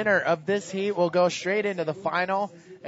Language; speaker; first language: English; native; English